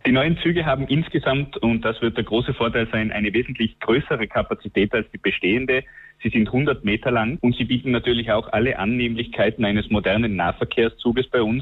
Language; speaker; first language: German; native; German